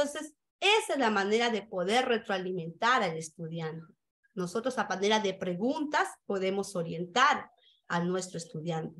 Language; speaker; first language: Spanish; native; Spanish